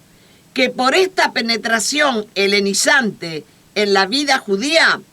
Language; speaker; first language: Spanish; native; Spanish